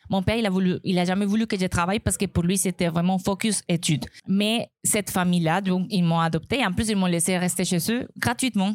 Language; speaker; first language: French; non-native, fluent; Spanish